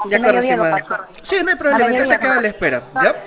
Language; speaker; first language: Spanish; native; Spanish